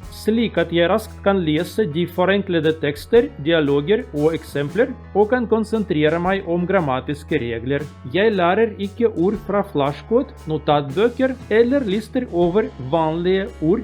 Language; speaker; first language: Norwegian; non-native, learner; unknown